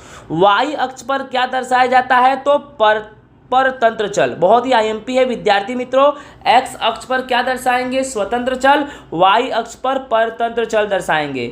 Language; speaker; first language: Hindi; non-native, local second language; Gujarati